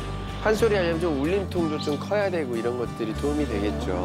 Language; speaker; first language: Korean; native; Korean